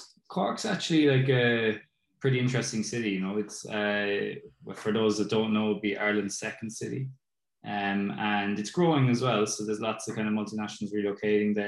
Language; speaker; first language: English; native; English